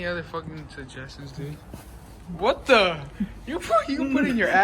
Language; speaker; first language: English; native; English